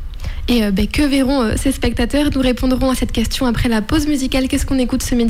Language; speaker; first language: French; native; French